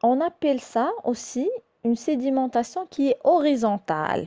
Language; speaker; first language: French; non-native, local second language; Arabic